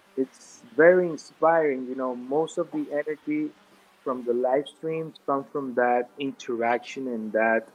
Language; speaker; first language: English; non-native, fluent; Spanish